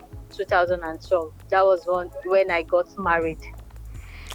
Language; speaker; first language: English; non-native, local second language; Yoruba